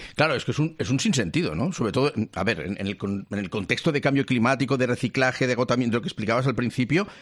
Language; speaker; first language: Spanish; native; Spanish